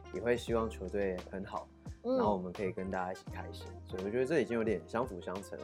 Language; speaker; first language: Chinese; native; Chinese